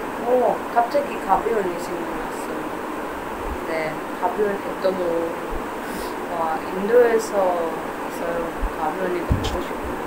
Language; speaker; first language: Korean; non-native, learner; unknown